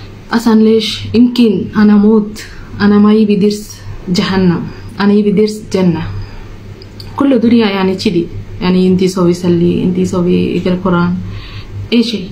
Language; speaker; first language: Arabic; non-native, learner; Telugu